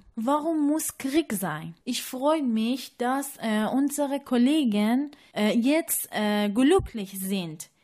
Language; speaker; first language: German; non-native, fluent; Persian